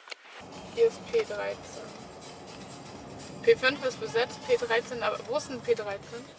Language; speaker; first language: German; native; German